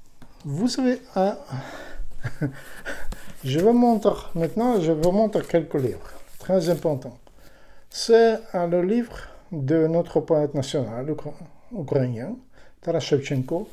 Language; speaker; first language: French; non-native, learner; Ukrainian